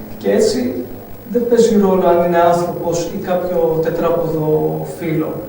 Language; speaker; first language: Greek; early bilingual, other home language; Arabic